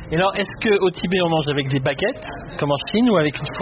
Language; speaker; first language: French; native; French